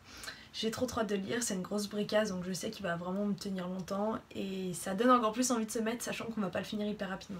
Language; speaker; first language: French; native; French